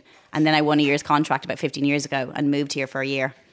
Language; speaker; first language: English; native; English